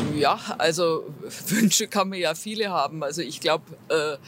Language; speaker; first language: German; native; German